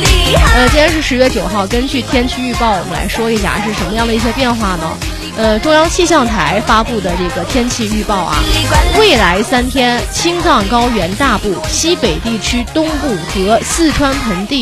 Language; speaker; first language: Chinese; native; Chinese